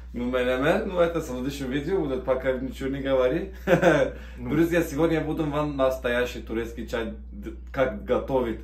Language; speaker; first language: Russian; non-native, learner; Turkish